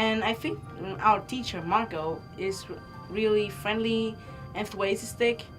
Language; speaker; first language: English; non-native, learner; Vietnamese